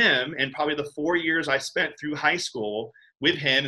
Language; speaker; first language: English; native; English